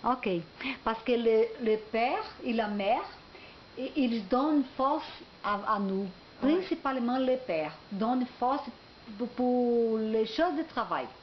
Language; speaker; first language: French; non-native, learner; Portuguese